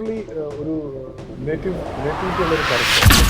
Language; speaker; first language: Malayalam; native; Malayalam